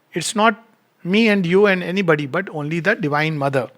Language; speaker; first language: English; non-native, local second language; Hindi